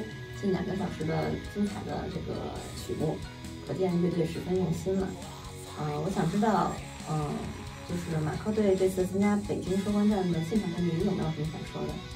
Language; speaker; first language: Chinese; native; Chinese